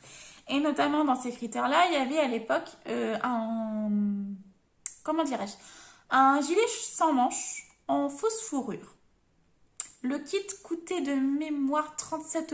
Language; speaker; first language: French; native; French